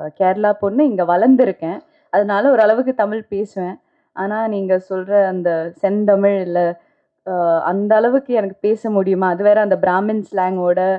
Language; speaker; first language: Tamil; non-native, local second language; Malayalam